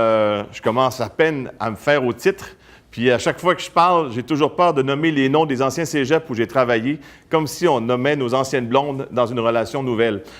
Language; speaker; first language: French; native; French